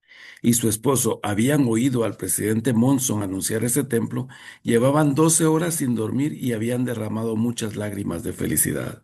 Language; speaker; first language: Spanish; native; Spanish